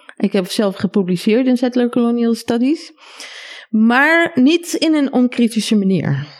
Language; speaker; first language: Dutch; non-native, fluent; Hebrew